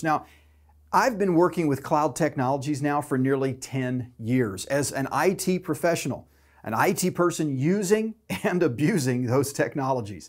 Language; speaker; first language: English; native; English